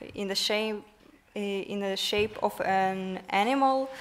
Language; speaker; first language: English; non-native, learner; Ukrainian